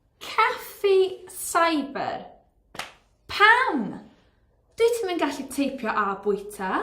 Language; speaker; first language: Welsh; non-native, learner; English